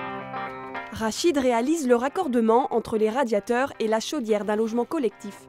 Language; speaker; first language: French; native; French